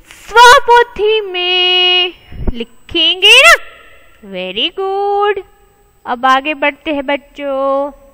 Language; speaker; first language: Hindi; non-native, local second language; Gujarati